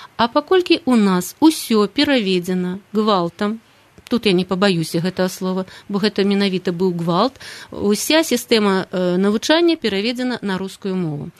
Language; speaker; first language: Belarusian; native; Belarusian